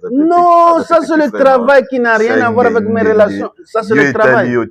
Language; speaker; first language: French; non-native, local second language; Lingala